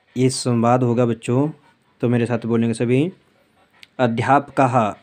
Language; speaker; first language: Hindi; native; Hindi